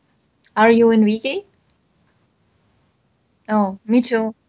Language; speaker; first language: English; non-native, learner; Bashkir